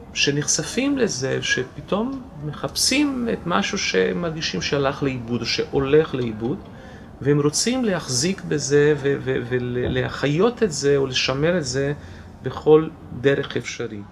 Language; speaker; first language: Hebrew; non-native, fluent; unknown